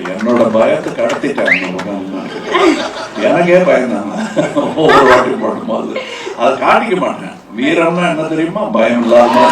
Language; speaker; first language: Tamil; native; Tamil